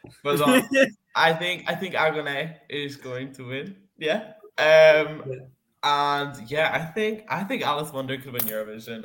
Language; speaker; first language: English; native; English